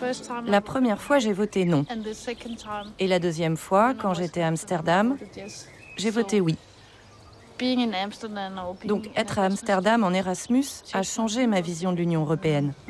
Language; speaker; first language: French; non-native, fluent; Danish